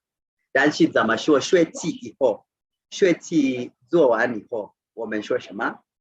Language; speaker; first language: Chinese; non-native, fluent; Swahili